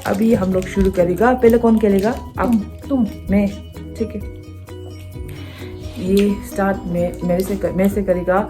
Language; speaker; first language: Hindi; non-native, local second language; Tibetan